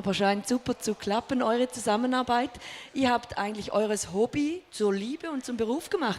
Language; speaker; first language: German; native; German